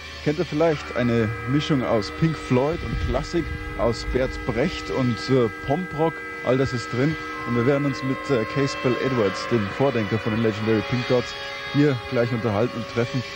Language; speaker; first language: German; native; German